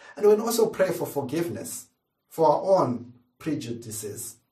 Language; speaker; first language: English; non-native, local second language; Shona